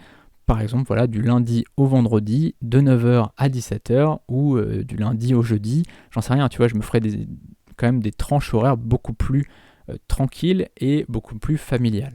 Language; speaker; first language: French; native; French